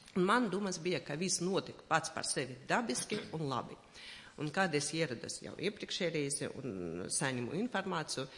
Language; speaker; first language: Latvian; non-native, local second language; Russian